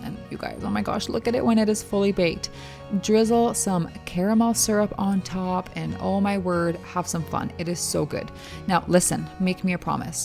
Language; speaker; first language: English; native; English